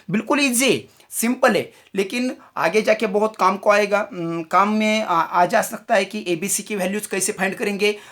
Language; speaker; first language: Hindi; non-native, local second language; Marathi